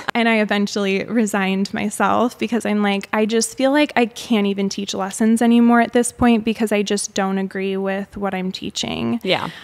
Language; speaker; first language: English; native; English